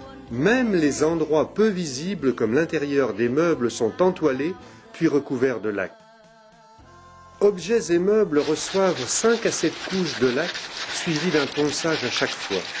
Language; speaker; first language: French; native; French